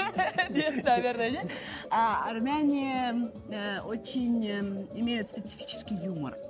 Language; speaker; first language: Russian; non-native, fluent; Armenian